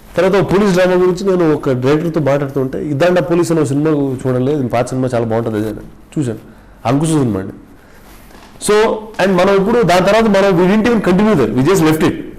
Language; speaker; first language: Telugu; native; Telugu